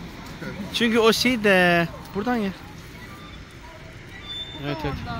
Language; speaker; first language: Turkish; non-native, learner; Chinese